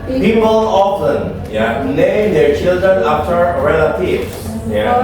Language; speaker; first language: English; non-native, fluent; Indonesian